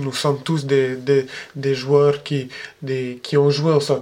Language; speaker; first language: French; early bilingual, other home language; Spanish